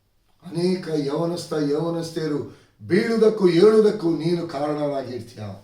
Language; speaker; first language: Kannada; native; Kannada